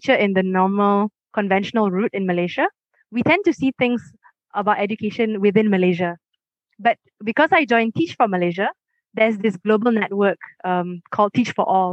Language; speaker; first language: English; non-native, local second language; Malay